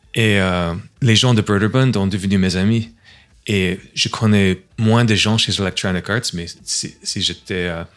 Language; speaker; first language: French; non-native, fluent; English